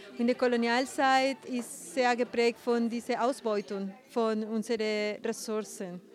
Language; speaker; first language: German; non-native, fluent; Spanish